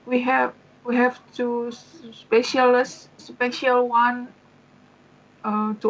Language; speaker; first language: English; non-native, learner; Indonesian